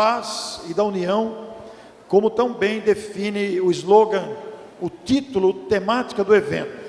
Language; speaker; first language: Portuguese; native; Portuguese